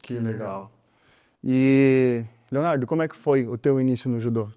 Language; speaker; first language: Portuguese; native; Portuguese